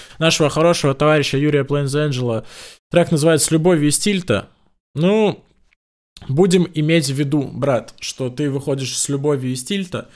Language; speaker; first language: Russian; native; Russian